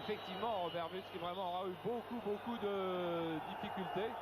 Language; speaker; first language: French; native; French